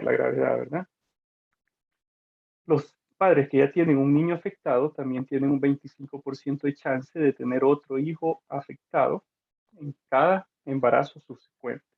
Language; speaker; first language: Spanish; native; Spanish